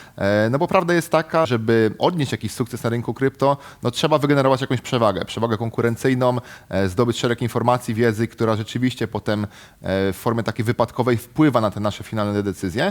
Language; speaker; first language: Polish; native; Polish